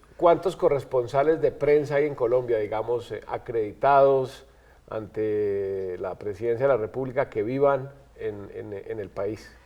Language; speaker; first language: Spanish; native; Spanish